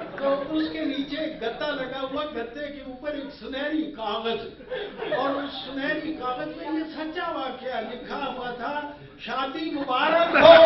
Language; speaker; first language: Urdu; non-native, local second language; Punjabi